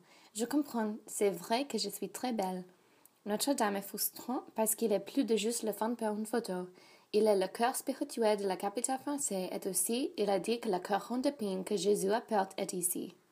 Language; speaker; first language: French; non-native, learner; English